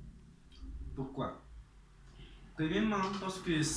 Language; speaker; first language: French; non-native, learner; Spanish